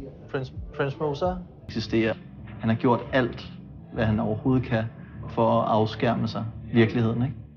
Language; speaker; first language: Danish; native; Danish